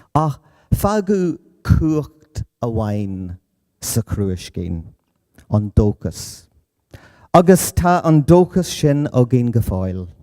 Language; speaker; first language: Irish; non-native, fluent; English